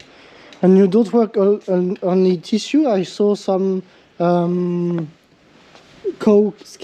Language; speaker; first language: English; non-native, fluent; French